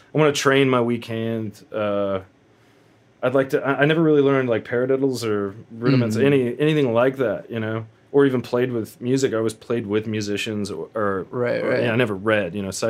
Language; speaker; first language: English; native; English